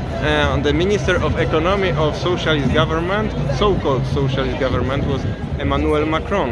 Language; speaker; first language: English; non-native, fluent; Polish